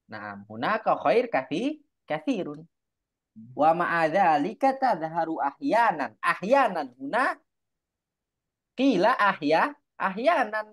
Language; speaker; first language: Arabic; non-native, fluent; Indonesian